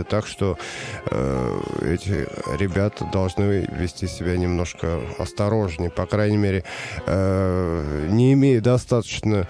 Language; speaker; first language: Russian; native; Russian